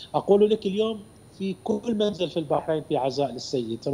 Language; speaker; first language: Arabic; native; Arabic